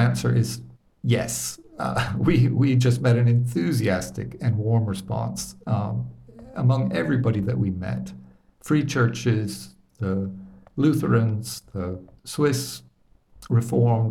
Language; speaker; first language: English; native; English